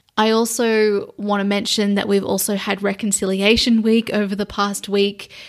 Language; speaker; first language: English; native; English